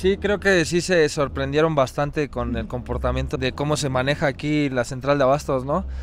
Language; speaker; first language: Spanish; native; Spanish